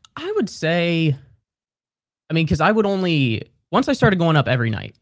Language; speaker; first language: English; native; English